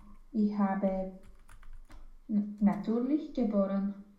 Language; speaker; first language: German; non-native, learner; Romanian